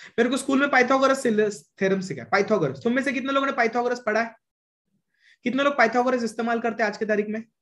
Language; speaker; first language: Hindi; non-native, local second language; Marathi